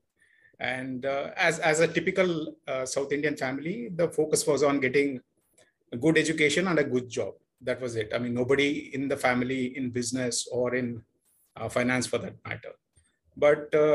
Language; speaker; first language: English; non-native, local second language; Kannada